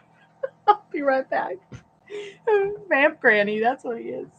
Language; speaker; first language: English; native; English